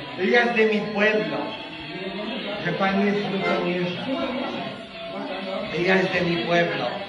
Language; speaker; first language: Spanish; non-native, fluent; Polish